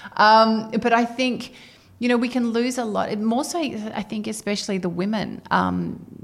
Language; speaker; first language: English; native; English